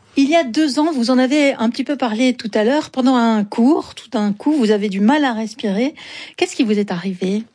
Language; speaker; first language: French; native; French